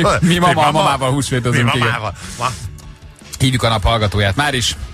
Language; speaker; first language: Hungarian; native; Hungarian